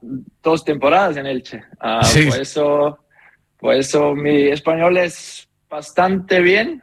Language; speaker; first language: Spanish; non-native, learner; German